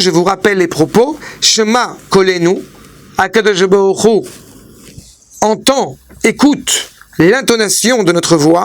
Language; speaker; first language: French; native; French